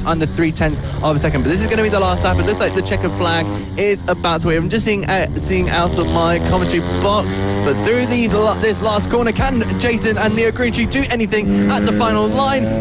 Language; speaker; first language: English; native; English